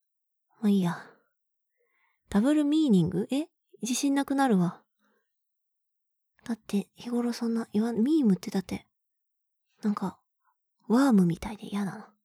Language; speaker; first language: Japanese; native; Japanese